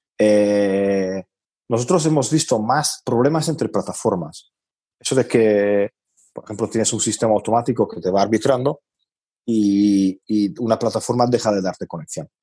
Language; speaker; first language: Spanish; non-native, fluent; Hungarian